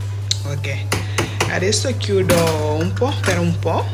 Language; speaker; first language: Italian; non-native, fluent; Wolof